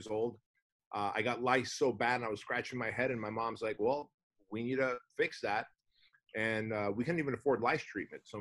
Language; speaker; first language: English; native; English